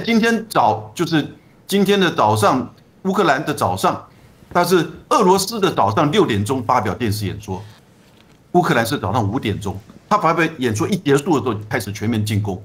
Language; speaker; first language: Chinese; native; Chinese